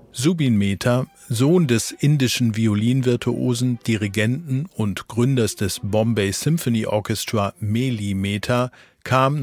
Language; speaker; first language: German; native; German